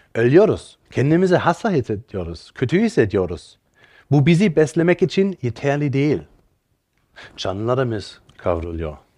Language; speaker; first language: Turkish; non-native, fluent; German